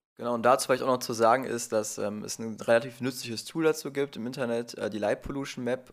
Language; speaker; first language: German; native; German